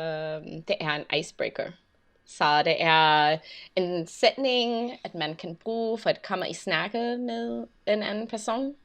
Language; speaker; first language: Danish; non-native, learner; English